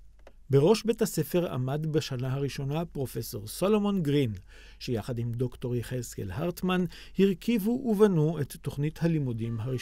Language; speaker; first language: Hebrew; native; Hebrew